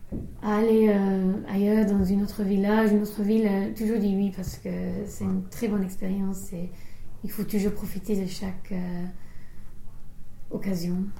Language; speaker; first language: French; non-native, fluent; English